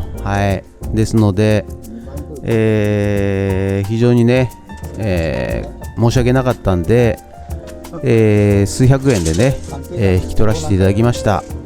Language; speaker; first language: Japanese; native; Japanese